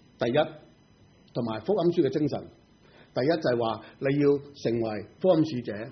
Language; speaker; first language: Chinese; non-native, local second language; Cantonese